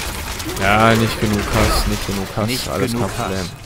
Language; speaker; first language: German; native; German